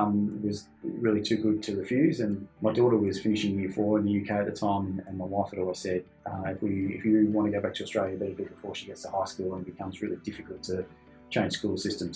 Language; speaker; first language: English; native; English